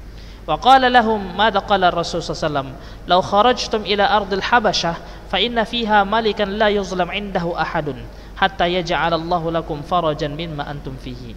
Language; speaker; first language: Arabic; non-native, fluent; Indonesian